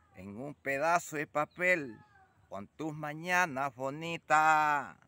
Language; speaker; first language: Spanish; native; Spanish